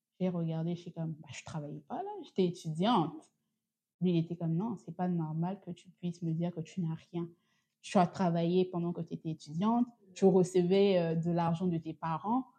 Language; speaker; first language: French; non-native, local second language; Lingala